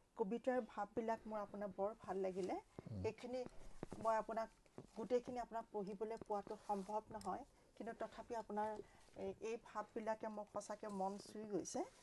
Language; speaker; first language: Assamese; native; Assamese